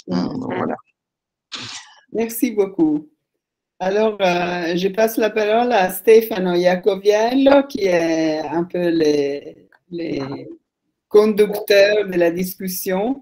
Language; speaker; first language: French; non-native, fluent; Italian